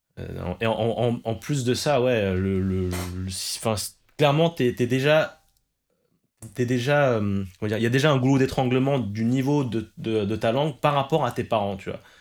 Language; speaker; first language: French; early bilingual, other home language; Cantonese